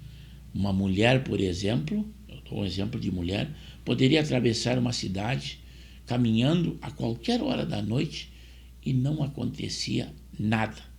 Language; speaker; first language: Portuguese; native; Portuguese